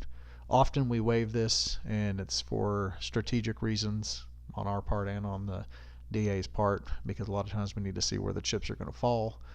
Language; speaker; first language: English; native; English